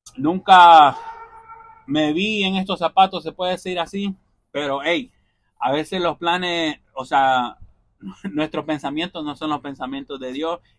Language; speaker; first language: Spanish; early bilingual, heritage; Spanish